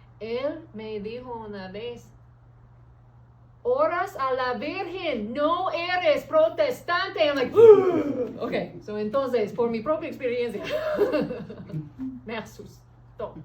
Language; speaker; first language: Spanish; early bilingual, heritage; English